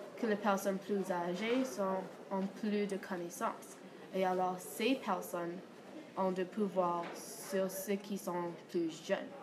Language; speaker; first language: French; non-native, learner; English